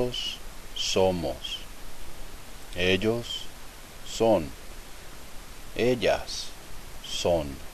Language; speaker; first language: Spanish; non-native, fluent; English